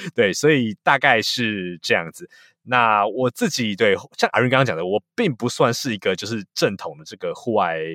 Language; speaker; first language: Chinese; native; Chinese